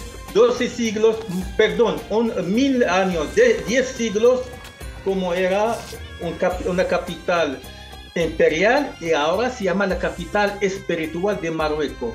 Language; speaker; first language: Spanish; non-native, fluent; Arabic